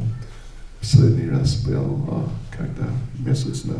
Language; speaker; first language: Russian; non-native, learner; English